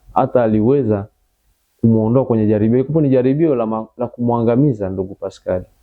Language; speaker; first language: Swahili; native; Swahili